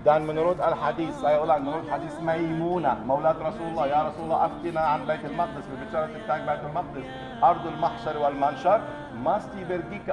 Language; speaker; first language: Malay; non-native, learner; Arabic